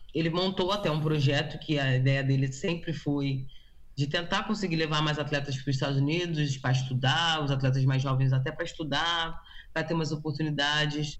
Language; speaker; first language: Portuguese; native; Portuguese